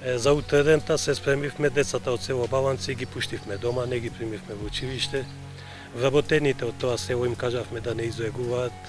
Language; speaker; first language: Macedonian; non-native, local second language; Albanian